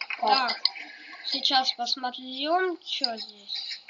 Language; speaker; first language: Russian; native; Russian